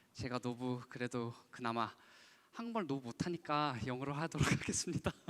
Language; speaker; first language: Korean; early bilingual, other home language; English